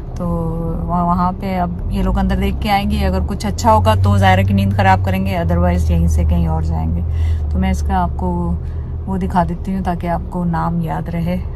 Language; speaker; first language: Urdu; native; Urdu